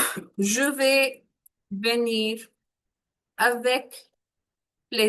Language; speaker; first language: French; non-native, fluent; Hindi